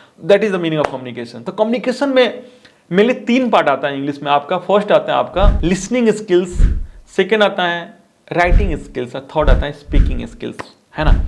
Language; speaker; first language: Hindi; native; Hindi